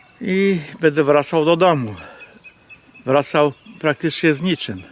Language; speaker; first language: Polish; native; Polish